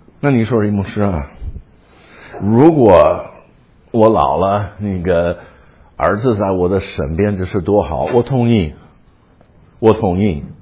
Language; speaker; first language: Chinese; non-native, fluent; English